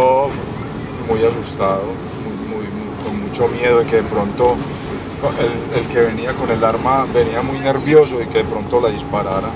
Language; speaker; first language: Spanish; native; Spanish